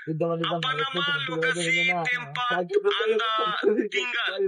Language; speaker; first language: Indonesian; non-native, learner; Bangla